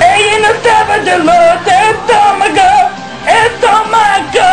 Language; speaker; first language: Spanish; non-native, learner; English